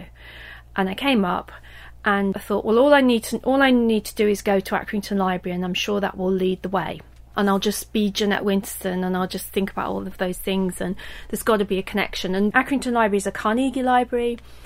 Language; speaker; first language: English; native; English